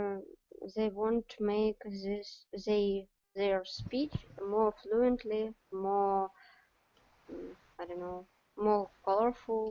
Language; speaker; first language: English; non-native, learner; Russian